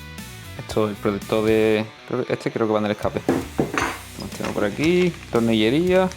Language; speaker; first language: Spanish; native; Spanish